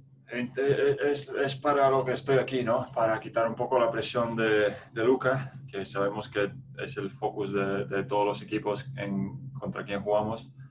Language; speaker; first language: Spanish; early bilingual, other home language; Latvian